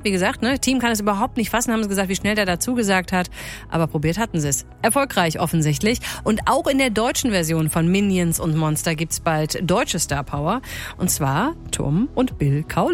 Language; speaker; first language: German; native; German